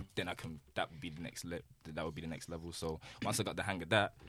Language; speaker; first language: English; native; English